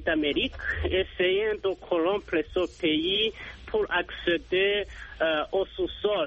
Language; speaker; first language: French; non-native, local second language; Rundi